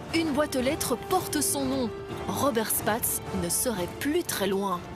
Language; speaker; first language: French; native; French